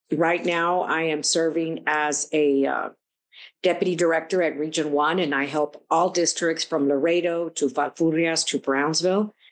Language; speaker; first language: English; early bilingual, other home language; Spanish